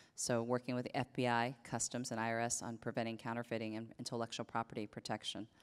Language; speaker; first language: English; native; English